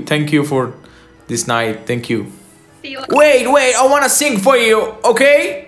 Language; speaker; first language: English; non-native, learner; Persian